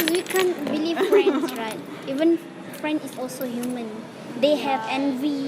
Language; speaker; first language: English; non-native, learner; Malay